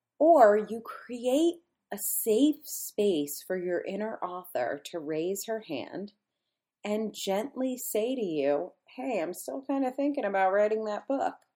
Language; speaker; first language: English; native; English